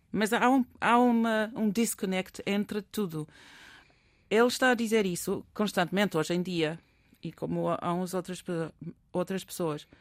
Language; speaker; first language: Portuguese; non-native, fluent; English